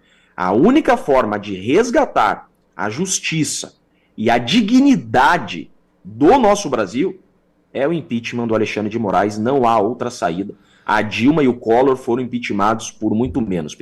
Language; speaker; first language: Portuguese; native; Portuguese